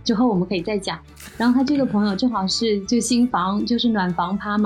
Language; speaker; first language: Chinese; native; Chinese